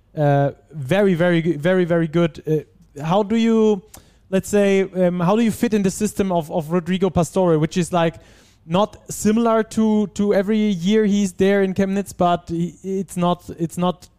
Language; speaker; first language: English; non-native, fluent; German